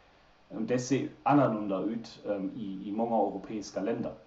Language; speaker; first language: Swedish; non-native, fluent; German